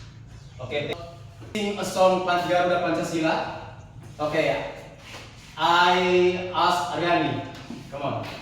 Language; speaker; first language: English; non-native, learner; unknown